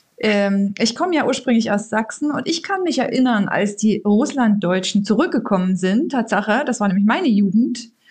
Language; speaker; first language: German; native; German